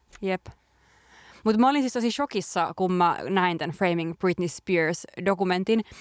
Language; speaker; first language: Finnish; native; Finnish